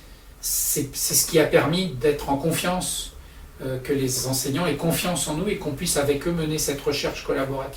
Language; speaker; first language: French; native; French